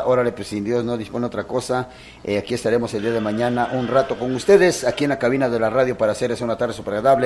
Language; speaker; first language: Spanish; native; Spanish